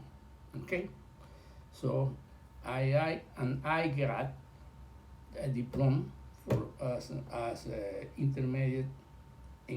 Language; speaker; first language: English; non-native, learner; Spanish